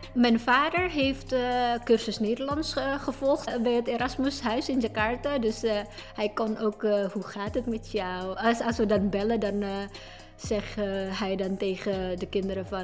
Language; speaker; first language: Dutch; non-native, fluent; Indonesian